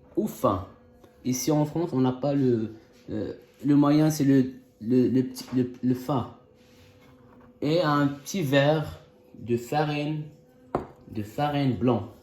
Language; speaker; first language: French; non-native, local second language; Arabic